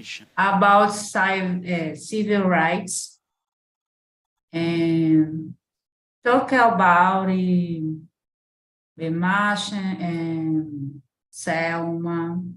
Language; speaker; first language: English; non-native, learner; Portuguese